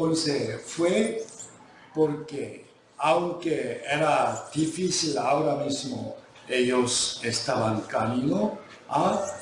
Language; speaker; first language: Spanish; non-native, fluent; Korean